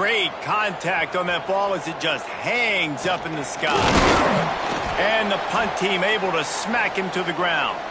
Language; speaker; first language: English; native; English